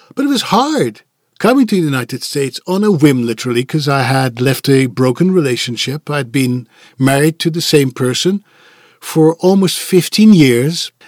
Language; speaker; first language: English; non-native, fluent; Dutch